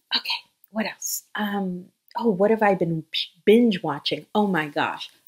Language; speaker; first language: English; native; English